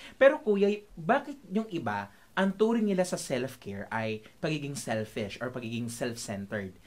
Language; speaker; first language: Filipino; native; Filipino